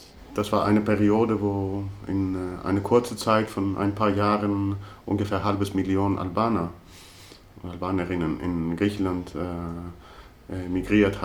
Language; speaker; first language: German; non-native, fluent; Greek